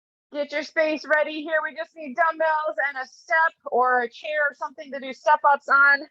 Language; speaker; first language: English; native; English